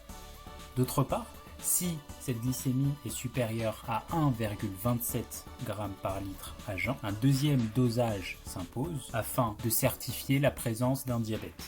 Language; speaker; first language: French; native; French